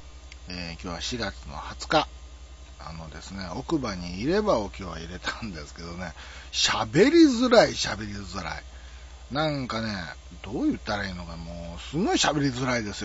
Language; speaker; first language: Japanese; native; Japanese